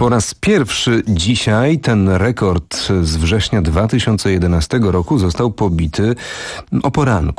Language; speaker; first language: Polish; native; Polish